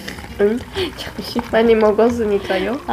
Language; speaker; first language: Korean; non-native, fluent; Japanese